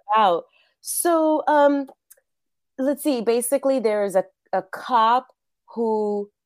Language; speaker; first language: English; early bilingual, other home language; Spanish